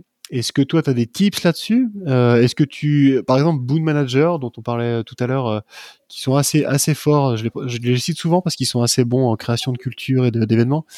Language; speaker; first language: French; native; French